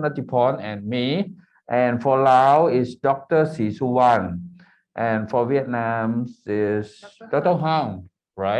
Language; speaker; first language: English; non-native, learner; Thai